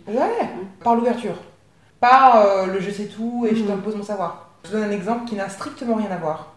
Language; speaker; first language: French; native; French